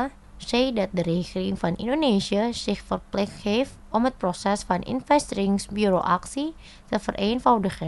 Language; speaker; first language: Dutch; non-native, fluent; Indonesian